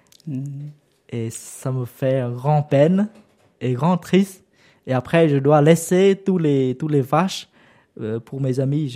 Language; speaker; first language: French; non-native, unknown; Vietnamese